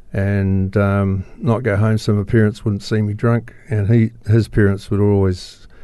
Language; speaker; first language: English; native; English